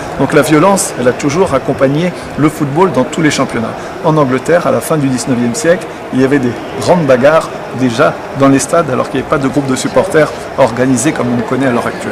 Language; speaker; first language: French; native; French